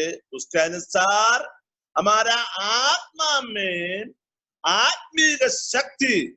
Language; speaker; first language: Hindi; non-native, learner; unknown